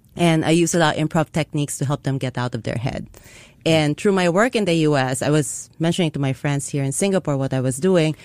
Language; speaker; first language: English; non-native, local second language; Filipino